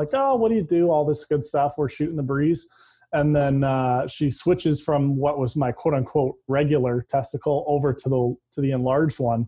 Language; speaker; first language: English; native; English